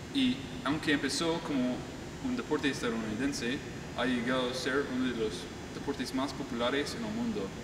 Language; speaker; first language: Spanish; non-native, fluent; English